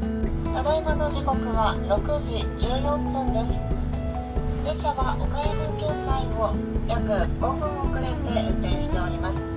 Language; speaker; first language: Japanese; native; Japanese